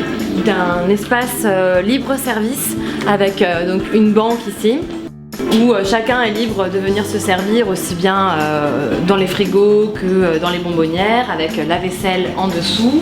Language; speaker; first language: French; native; French